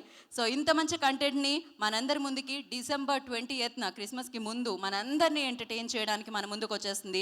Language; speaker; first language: Telugu; native; Telugu